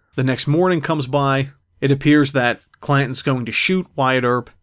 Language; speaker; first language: English; native; English